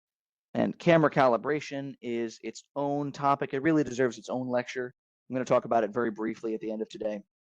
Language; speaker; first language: English; native; English